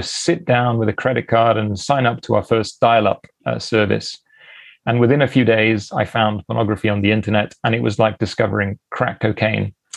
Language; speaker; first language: English; native; English